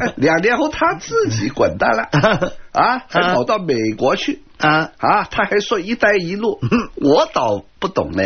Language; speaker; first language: Chinese; non-native, local second language; Cantonese